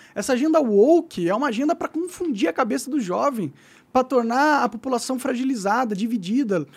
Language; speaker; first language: Portuguese; native; Portuguese